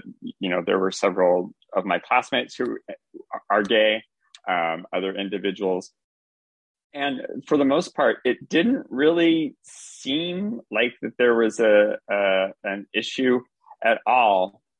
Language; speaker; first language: English; native; English